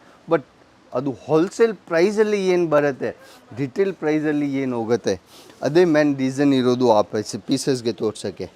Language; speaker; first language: Kannada; non-native, fluent; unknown